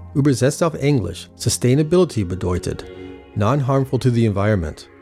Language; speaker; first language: German; non-native, fluent; English